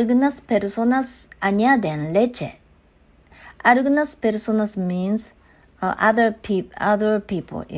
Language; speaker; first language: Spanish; non-native, learner; Japanese